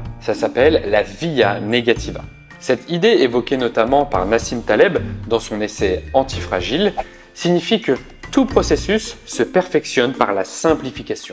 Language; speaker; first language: French; native; French